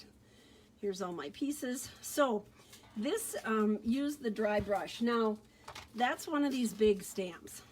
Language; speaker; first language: English; native; English